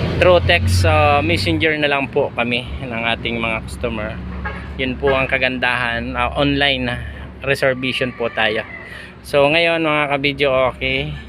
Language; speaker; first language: Filipino; native; Filipino